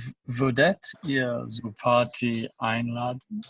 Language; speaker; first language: German; non-native, learner; English